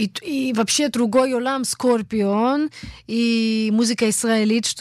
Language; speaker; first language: Russian; early bilingual, heritage; Russian